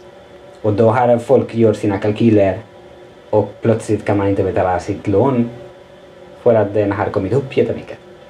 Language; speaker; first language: Swedish; non-native, fluent; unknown